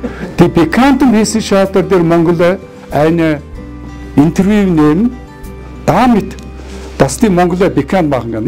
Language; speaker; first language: German; non-native, fluent; Mongolian